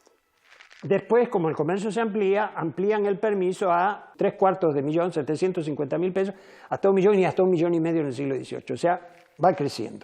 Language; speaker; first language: Spanish; native; Spanish